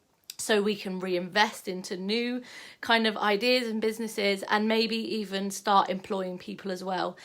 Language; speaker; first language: English; native; English